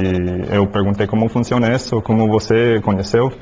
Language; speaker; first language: Portuguese; non-native, learner; English